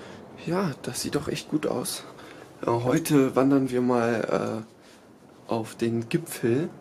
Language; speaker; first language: German; native; German